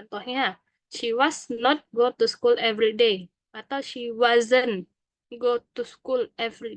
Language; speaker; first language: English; non-native, learner; Indonesian